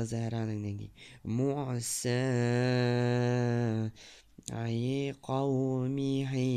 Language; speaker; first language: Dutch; early bilingual, other home language; Turkish